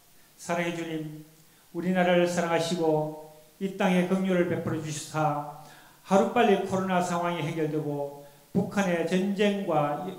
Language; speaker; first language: Korean; native; Korean